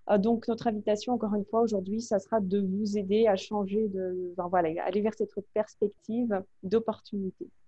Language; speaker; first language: French; native; French